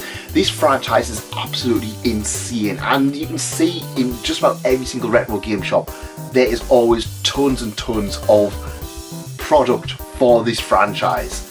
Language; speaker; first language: English; native; English